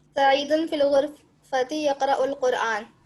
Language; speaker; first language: Arabic; non-native, learner; Urdu